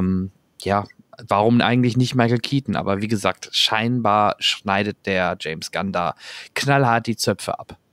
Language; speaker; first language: German; native; German